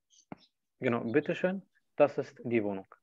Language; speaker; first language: German; non-native, fluent; Arabic